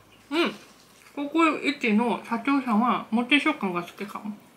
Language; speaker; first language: Japanese; non-native, fluent; Korean